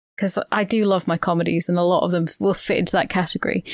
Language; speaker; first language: English; native; English